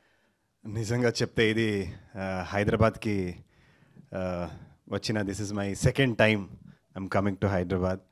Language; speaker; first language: Telugu; non-native, learner; Kannada